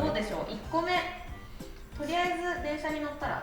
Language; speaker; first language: Japanese; native; Japanese